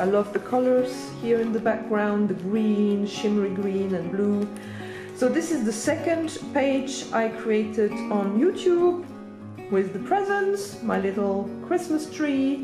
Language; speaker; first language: English; non-native, fluent; German